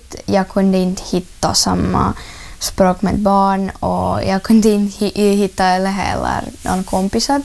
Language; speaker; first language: Swedish; non-native, learner; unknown